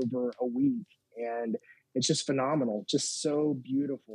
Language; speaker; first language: English; native; English